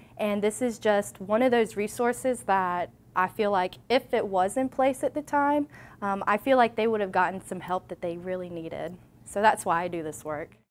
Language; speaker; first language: English; native; English